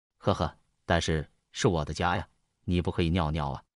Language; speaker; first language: Chinese; non-native, learner; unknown